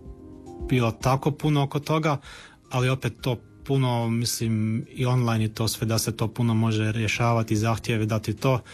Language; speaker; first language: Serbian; early bilingual, heritage; Croatian